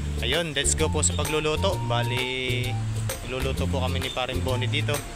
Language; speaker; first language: Filipino; native; Filipino